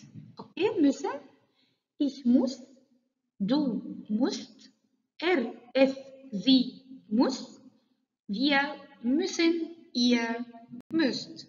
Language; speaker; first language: German; non-native, learner; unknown